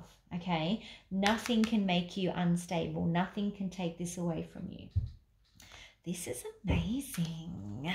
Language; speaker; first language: English; native; English